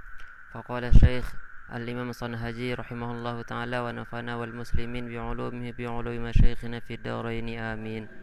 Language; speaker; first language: Arabic; non-native, fluent; Indonesian